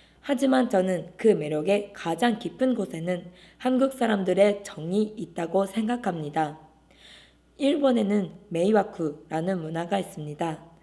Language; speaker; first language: Korean; non-native, fluent; Japanese